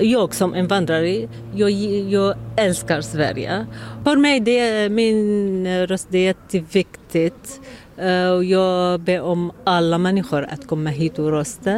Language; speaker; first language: Swedish; non-native, learner; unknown